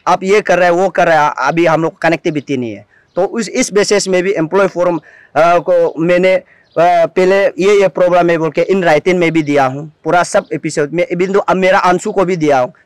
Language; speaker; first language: Hindi; non-native, local second language; Nyishi